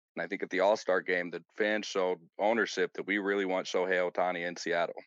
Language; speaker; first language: English; native; English